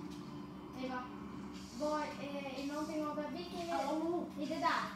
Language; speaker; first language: Swedish; native; Swedish